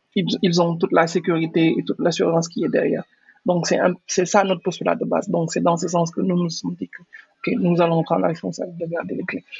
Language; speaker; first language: French; non-native, local second language; Wolof